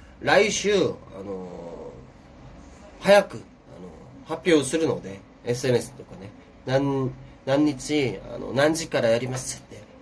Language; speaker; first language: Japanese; non-native, fluent; Korean